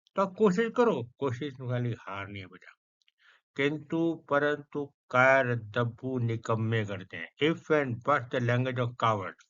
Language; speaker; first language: Hindi; non-native, local second language; Punjabi